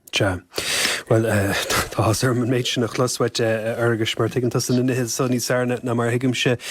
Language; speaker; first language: Irish; native; Irish